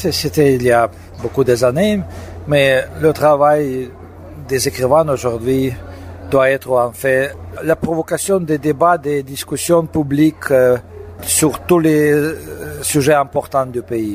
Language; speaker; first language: French; non-native, fluent; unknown